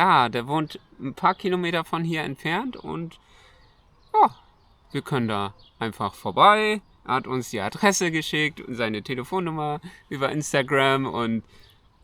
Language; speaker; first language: German; native; German